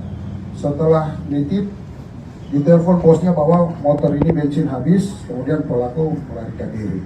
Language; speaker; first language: Indonesian; native; Indonesian